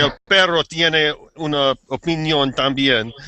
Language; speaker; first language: Spanish; non-native, fluent; English